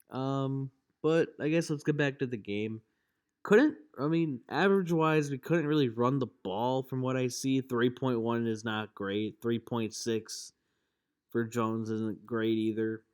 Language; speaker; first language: English; native; English